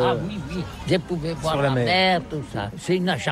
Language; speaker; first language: French; non-native, learner; Catalan